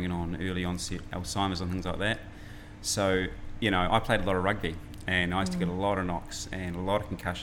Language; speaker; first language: English; native; English